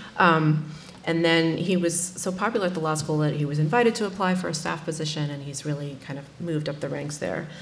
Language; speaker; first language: English; native; English